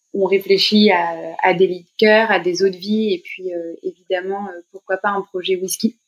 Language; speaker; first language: French; native; French